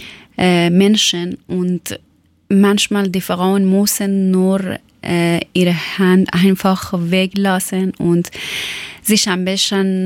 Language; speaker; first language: German; non-native, learner; Persian